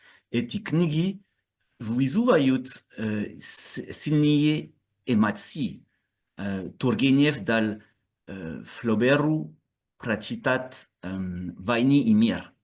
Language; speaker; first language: Russian; non-native, learner; French